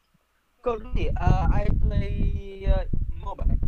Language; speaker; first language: English; non-native, learner; Vietnamese